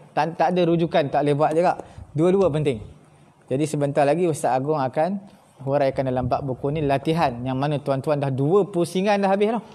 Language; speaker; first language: Malay; native; Malay